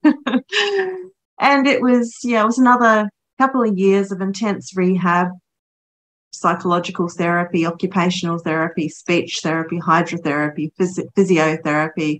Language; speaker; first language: English; native; English